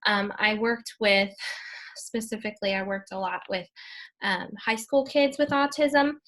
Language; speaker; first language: English; native; English